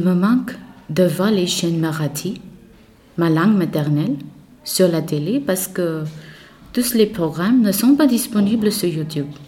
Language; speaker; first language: French; non-native, learner; Marathi